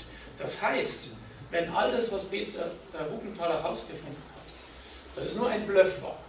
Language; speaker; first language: German; native; German